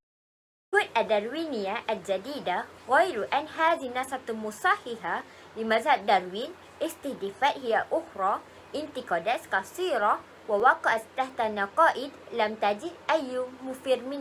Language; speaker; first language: Arabic; non-native, learner; Malay